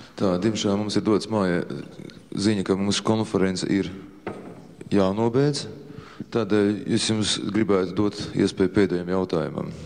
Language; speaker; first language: Latvian; native; Latvian